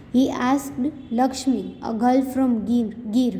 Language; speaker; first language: English; non-native, local second language; Gujarati